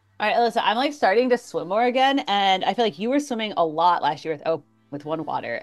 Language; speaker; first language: English; native; English